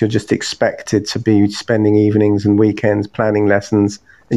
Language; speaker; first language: English; native; English